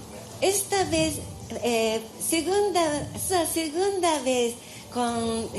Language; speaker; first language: Portuguese; non-native, learner; Japanese